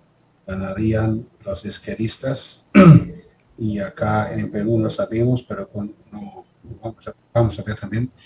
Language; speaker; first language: Spanish; non-native, fluent; German